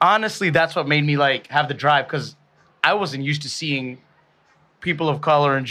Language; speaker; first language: English; early bilingual, other home language; Bangla